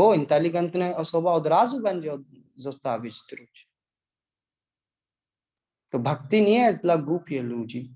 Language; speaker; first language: Polish; non-native, learner; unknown